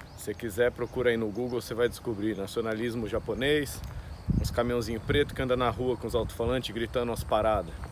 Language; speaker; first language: Portuguese; native; Portuguese